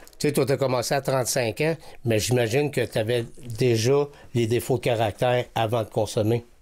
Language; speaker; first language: French; native; French